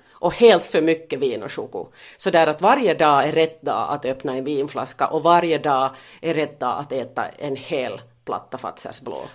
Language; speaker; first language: Swedish; non-native, local second language; Finnish